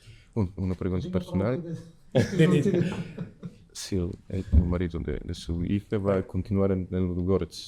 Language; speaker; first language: Spanish; non-native, learner; Bulgarian